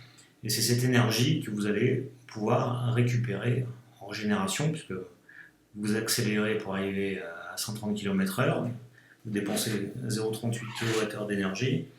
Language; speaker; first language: French; native; French